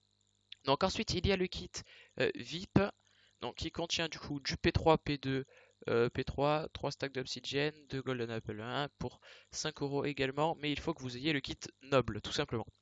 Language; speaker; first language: French; native; French